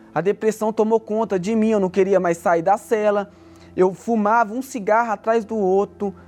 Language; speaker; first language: Portuguese; native; Portuguese